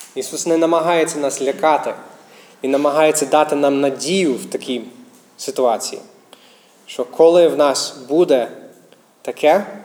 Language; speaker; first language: Ukrainian; non-native, fluent; English